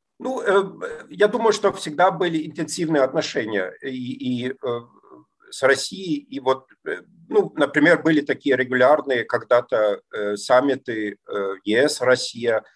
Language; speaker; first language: Russian; non-native, fluent; German